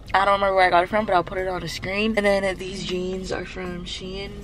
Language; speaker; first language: English; native; English